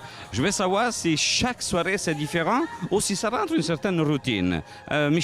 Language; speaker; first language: French; non-native, fluent; Italian